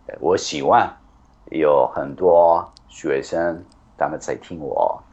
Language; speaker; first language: Chinese; non-native, fluent; Italian